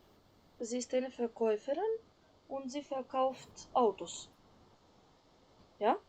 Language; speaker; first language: German; non-native, fluent; Macedonian